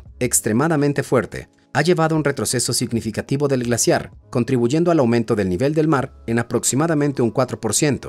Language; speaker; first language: Spanish; native; Spanish